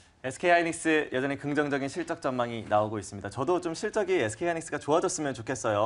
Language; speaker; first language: Korean; native; Korean